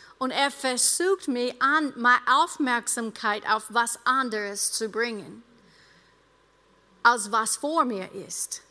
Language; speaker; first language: German; non-native, fluent; English